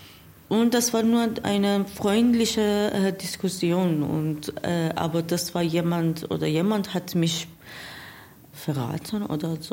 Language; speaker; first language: German; non-native, learner; Persian